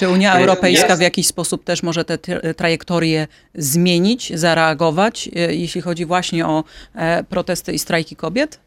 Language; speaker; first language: Polish; native; Polish